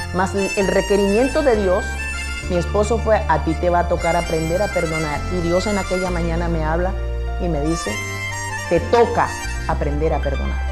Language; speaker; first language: Spanish; native; Spanish